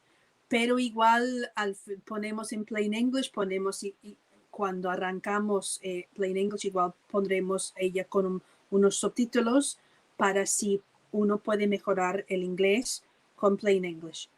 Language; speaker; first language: Spanish; non-native, fluent; English